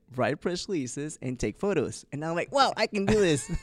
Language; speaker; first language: English; early bilingual, other home language; Chinese